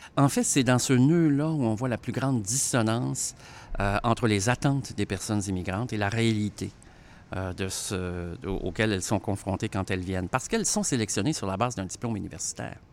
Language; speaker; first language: French; native; French